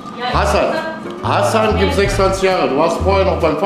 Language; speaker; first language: German; native; German